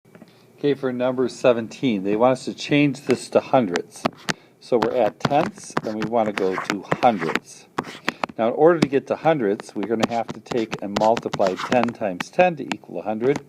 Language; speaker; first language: English; native; English